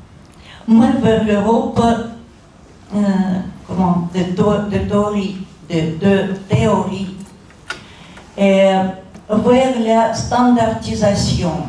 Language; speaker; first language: French; non-native, fluent; Russian